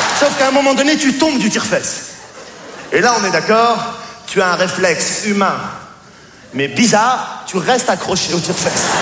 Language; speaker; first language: French; native; French